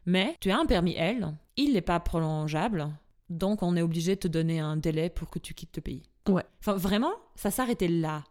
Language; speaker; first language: French; non-native, fluent; Albanian